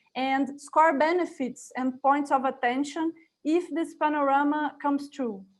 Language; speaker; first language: English; non-native, fluent; Portuguese